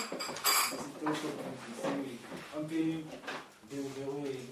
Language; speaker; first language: French; non-native, learner; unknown